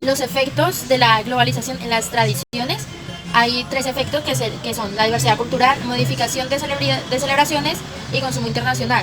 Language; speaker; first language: Spanish; native; Spanish